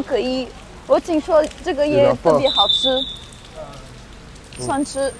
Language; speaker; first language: Chinese; non-native, learner; French